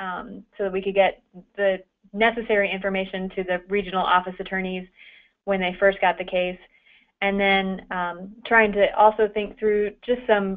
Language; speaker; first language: English; native; English